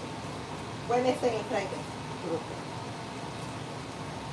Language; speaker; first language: English; non-native, learner; Spanish